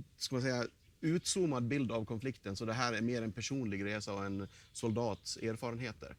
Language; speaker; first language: Swedish; native; Swedish